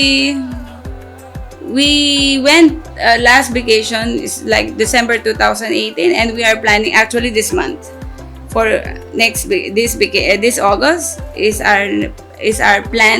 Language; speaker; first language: English; non-native, local second language; Filipino